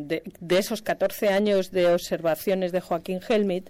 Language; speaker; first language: Spanish; native; Spanish